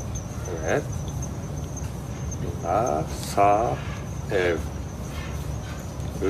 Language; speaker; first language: Turkish; non-native, learner; Japanese